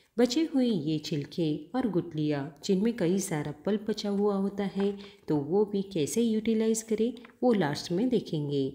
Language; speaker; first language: Hindi; non-native, local second language; Marathi